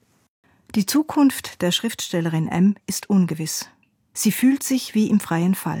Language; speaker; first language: German; native; German